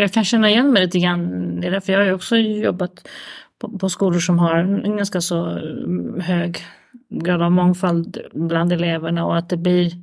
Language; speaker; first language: Swedish; native; Swedish